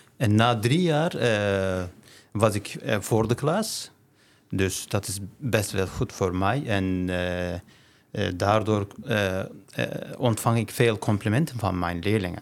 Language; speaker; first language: Dutch; non-native, learner; Turkish